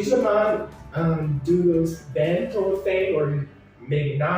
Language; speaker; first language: English; non-native, fluent; Portuguese